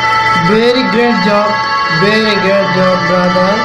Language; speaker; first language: English; non-native, learner; Bangla